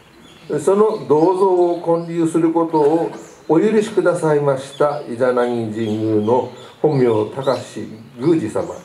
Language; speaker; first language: Japanese; native; Japanese